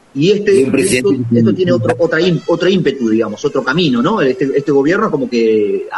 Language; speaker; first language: Spanish; native; Spanish